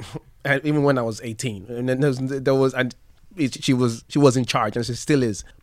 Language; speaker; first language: English; non-native, local second language; Yoruba